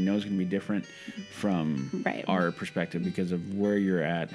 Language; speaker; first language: English; native; English